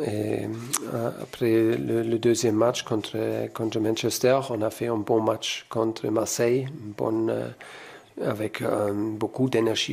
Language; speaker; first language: French; non-native, fluent; German